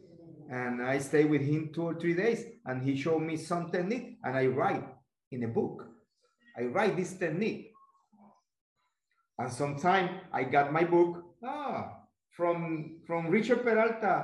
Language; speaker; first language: English; non-native, learner; Spanish